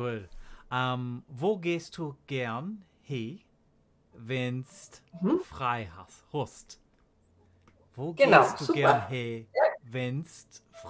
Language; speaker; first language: German; non-native, learner; English